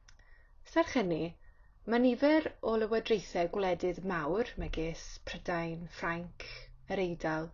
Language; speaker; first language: Welsh; native; Welsh